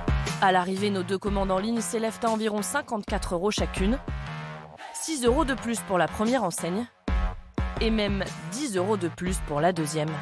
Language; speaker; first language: French; native; French